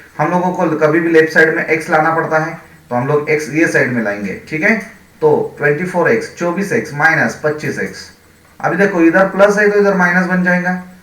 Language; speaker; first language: Hindi; non-native, local second language; Marathi